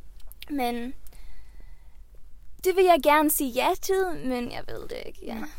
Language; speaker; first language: Danish; early bilingual, heritage; Swedish